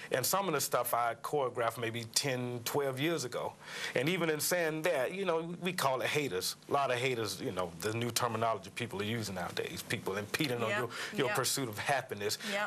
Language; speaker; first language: English; native; English